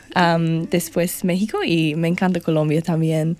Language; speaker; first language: Spanish; non-native, learner; English